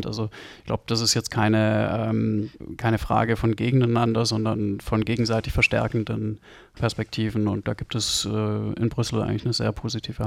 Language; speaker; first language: German; native; German